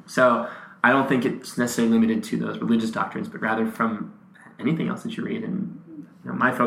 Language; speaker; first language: English; native; English